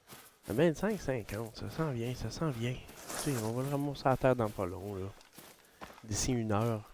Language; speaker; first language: French; native; French